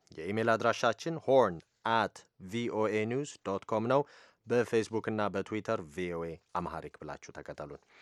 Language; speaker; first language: Amharic; native; Amharic